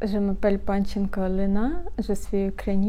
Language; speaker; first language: French; non-native, learner; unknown